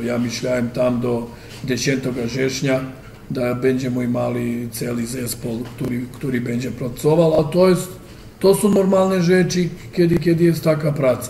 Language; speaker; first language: Polish; non-native, learner; Serbian